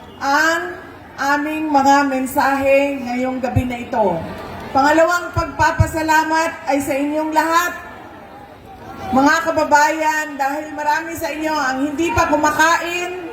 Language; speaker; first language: Filipino; non-native, local second language; Cebuano